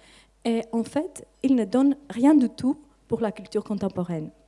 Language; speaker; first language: French; non-native, fluent; Greek